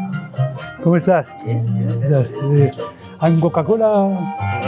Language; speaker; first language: Spanish; non-native, learner; Persian